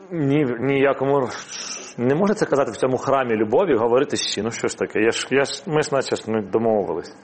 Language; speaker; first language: Ukrainian; non-native, local second language; Russian